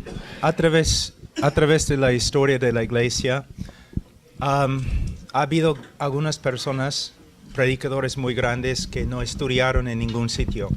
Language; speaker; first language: Spanish; non-native, fluent; English